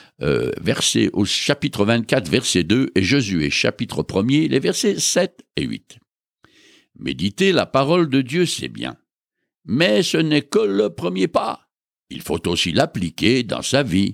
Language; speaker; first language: French; native; French